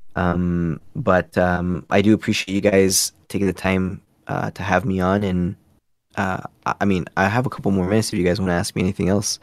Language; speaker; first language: English; early bilingual, other home language; Spanish